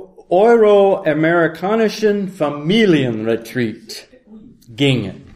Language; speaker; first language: German; non-native, learner; English